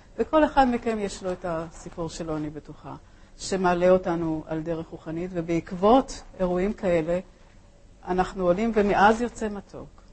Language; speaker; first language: Hebrew; early bilingual, other home language; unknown